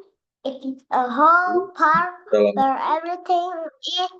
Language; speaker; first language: English; non-native, learner; Indonesian